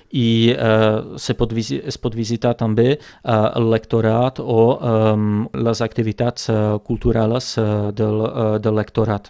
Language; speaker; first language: Catalan; non-native, fluent; Czech